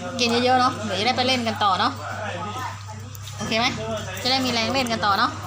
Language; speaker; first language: Thai; native; Thai